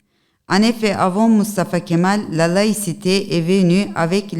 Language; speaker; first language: French; non-native, learner; Turkish